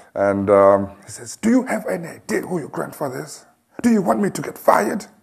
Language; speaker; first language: English; non-native, local second language; Xhosa